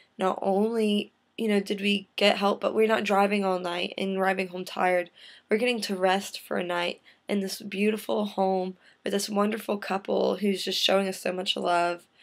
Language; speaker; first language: English; native; English